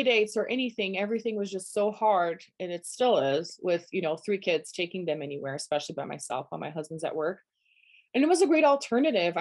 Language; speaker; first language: English; non-native, fluent; Portuguese